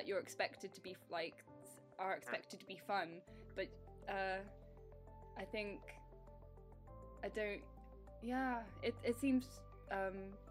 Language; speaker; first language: English; native; English